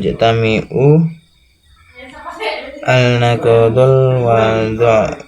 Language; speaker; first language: Arabic; non-native, learner; Indonesian